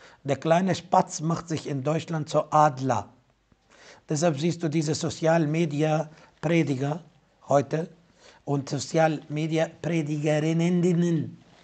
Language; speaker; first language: German; non-native, fluent; Arabic